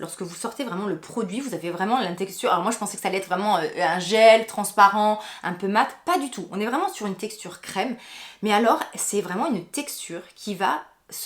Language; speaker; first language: French; native; French